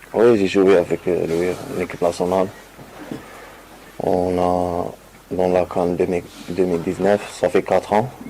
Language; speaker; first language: French; non-native, learner; Arabic